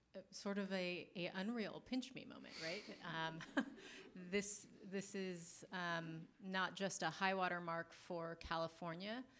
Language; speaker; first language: English; native; English